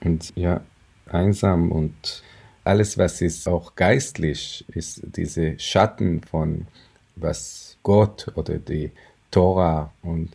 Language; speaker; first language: German; non-native, fluent; Hebrew